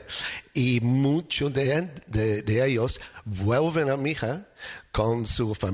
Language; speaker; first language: Spanish; non-native, fluent; English